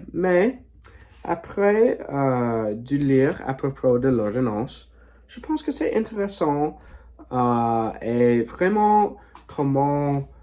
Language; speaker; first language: French; non-native, learner; English